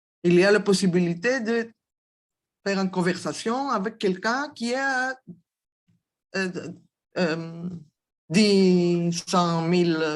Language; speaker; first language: French; non-native, learner; Greek